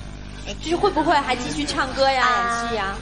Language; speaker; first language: Chinese; native; Chinese